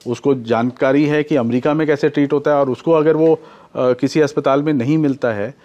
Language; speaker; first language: Hindi; native; Hindi